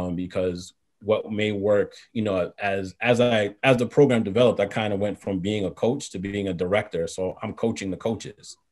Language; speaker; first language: English; native; English